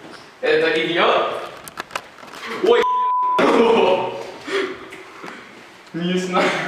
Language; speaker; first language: Russian; non-native, learner; Estonian